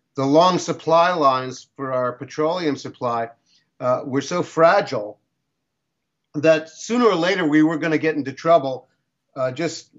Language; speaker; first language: English; native; English